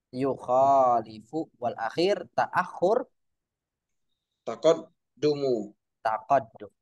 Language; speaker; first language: Arabic; non-native, fluent; Indonesian